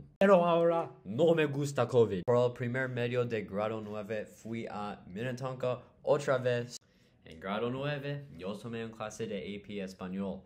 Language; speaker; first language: Spanish; non-native, learner; English